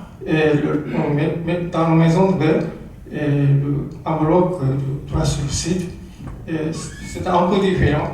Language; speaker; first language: French; non-native, learner; Japanese